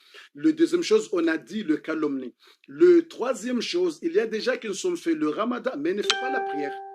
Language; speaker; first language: French; non-native, fluent; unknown